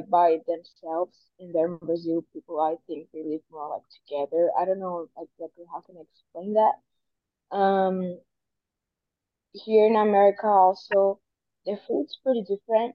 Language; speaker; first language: English; non-native, fluent; Portuguese